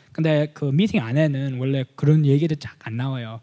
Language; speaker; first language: Korean; early bilingual, heritage; Korean